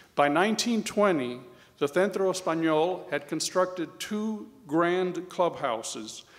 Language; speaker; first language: English; early bilingual, other home language; Spanish